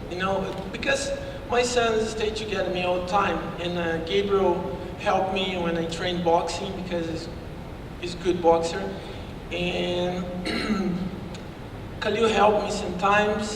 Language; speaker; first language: English; non-native, learner; Portuguese